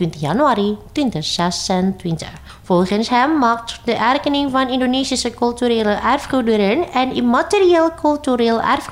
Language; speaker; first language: Dutch; non-native, fluent; Indonesian